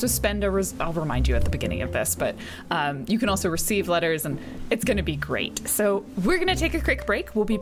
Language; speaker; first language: English; native; English